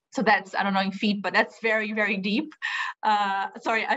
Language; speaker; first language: English; non-native, fluent; Portuguese